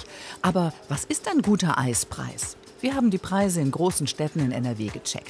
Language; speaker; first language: German; native; German